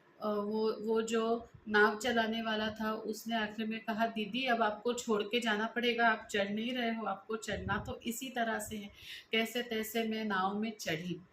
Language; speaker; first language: Hindi; non-native, local second language; Marathi